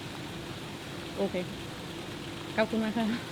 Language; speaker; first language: Thai; non-native, learner; English